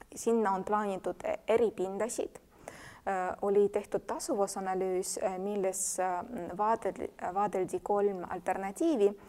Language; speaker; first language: Estonian; non-native, fluent; Russian